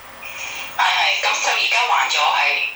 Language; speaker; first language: Cantonese; native; Cantonese